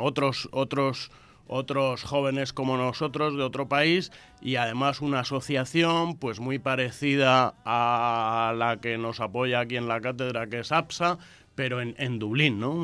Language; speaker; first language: Spanish; native; Spanish